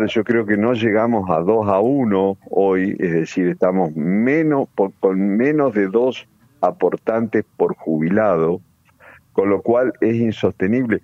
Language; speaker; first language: Spanish; native; Spanish